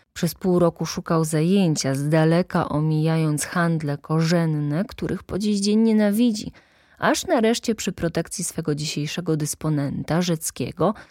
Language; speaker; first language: Polish; native; Polish